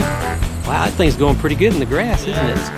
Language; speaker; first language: English; native; English